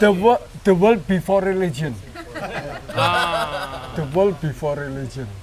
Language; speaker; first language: English; non-native, learner; Indonesian